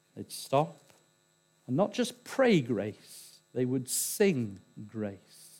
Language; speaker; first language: English; native; English